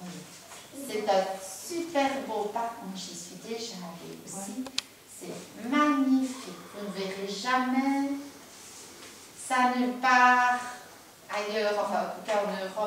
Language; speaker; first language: French; native; French